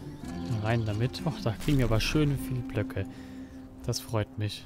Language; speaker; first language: German; native; German